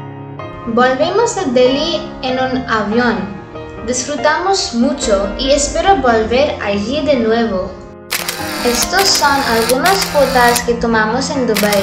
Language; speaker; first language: Spanish; non-native, learner; Hindi